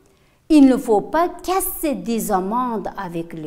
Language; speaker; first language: French; non-native, fluent; Uzbek